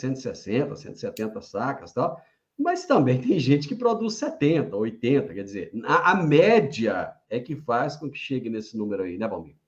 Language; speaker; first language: Portuguese; native; Portuguese